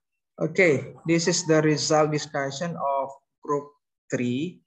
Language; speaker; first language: English; non-native, learner; Indonesian